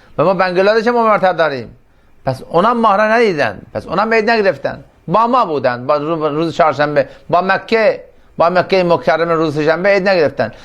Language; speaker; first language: Persian; non-native, local second language; Turkmen